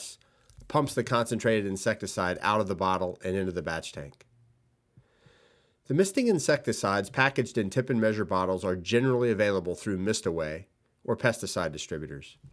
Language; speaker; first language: English; native; English